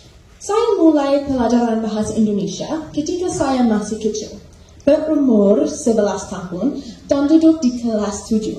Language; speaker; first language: Indonesian; non-native, fluent; English